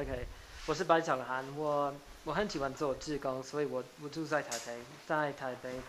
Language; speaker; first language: Chinese; non-native, fluent; English